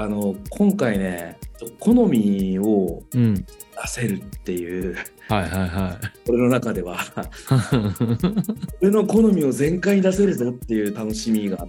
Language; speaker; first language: Japanese; native; Japanese